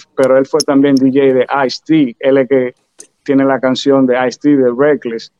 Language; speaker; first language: Spanish; native; Spanish